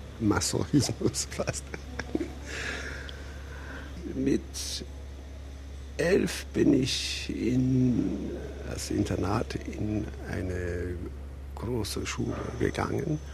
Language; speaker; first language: German; non-native, fluent; English